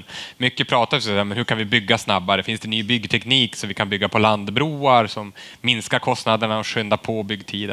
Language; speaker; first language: Swedish; native; Swedish